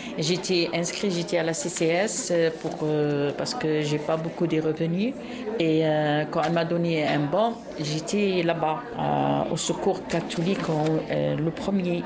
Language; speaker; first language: French; non-native, local second language; Arabic